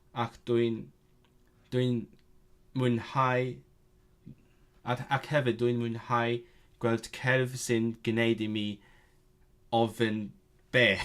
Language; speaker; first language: Welsh; non-native, learner; Cantonese